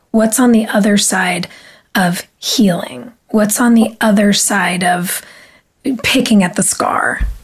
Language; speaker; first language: English; native; English